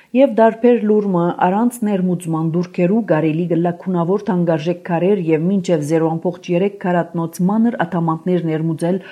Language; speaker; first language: Armenian; early bilingual, heritage; Armenian